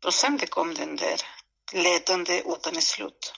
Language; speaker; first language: Swedish; non-native, fluent; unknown